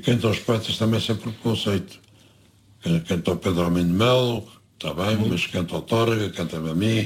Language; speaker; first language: Portuguese; native; Portuguese